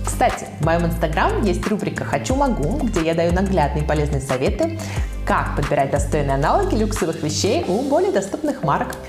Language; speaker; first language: Russian; native; Russian